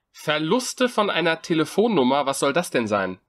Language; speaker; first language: German; native; German